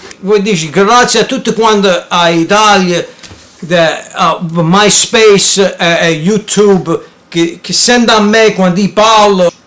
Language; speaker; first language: Italian; early bilingual, heritage; English